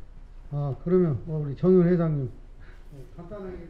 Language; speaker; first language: Korean; native; Korean